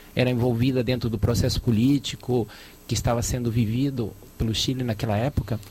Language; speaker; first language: Portuguese; early bilingual, other home language; Spanish